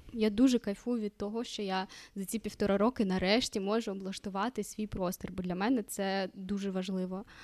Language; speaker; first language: Ukrainian; non-native, local second language; Russian